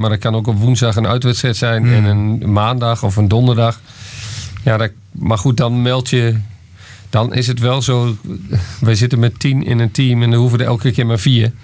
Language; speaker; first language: Dutch; native; Dutch